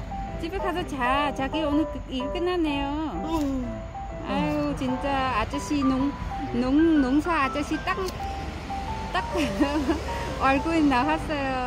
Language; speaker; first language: Korean; non-native, learner; Vietnamese